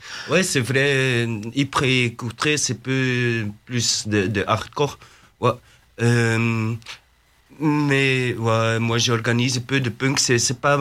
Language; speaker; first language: French; non-native, learner; Dutch